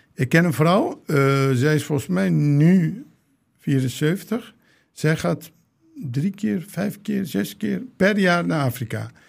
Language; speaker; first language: Dutch; early bilingual, other home language; Turkish